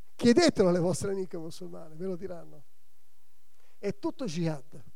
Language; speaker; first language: Italian; native; Italian